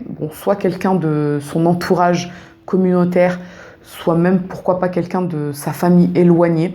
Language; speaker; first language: French; native; French